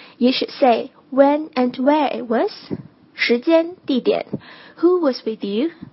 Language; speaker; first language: English; non-native, fluent; Chinese